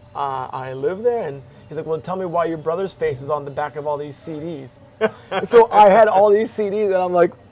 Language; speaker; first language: English; native; English